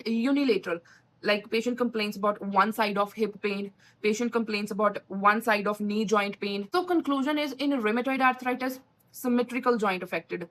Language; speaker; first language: English; non-native, local second language; Punjabi